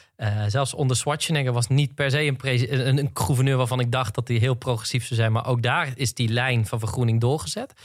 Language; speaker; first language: Dutch; native; Dutch